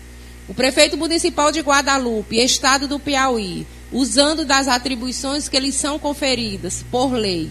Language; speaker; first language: Portuguese; native; Portuguese